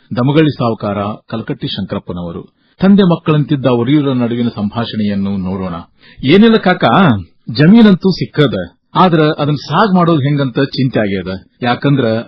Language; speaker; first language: Kannada; native; Kannada